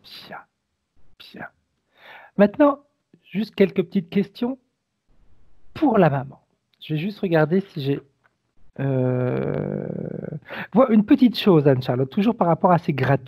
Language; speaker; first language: French; native; French